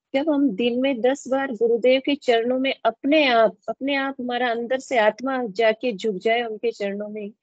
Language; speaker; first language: Hindi; native; Hindi